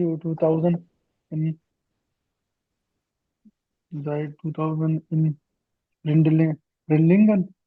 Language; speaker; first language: German; non-native, learner; Urdu